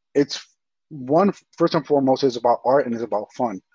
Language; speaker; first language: English; early bilingual, other home language; Spanish